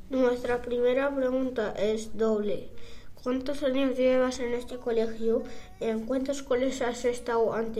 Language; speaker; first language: Spanish; early bilingual, other home language; Arabic